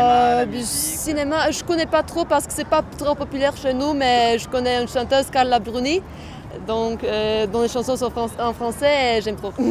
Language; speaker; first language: French; non-native, fluent; Latvian